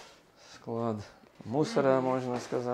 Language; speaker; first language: Russian; non-native, fluent; English